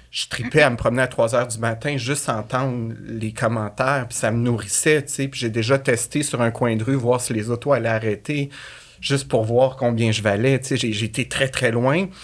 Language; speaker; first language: French; native; French